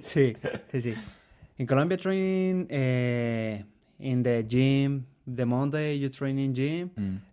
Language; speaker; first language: English; non-native, learner; Spanish